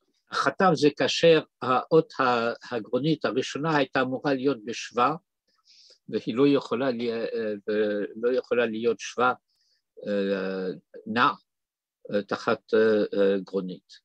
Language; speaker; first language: Hebrew; non-native, fluent; French